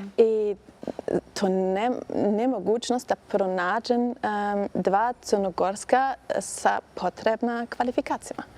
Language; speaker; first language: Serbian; non-native, learner; German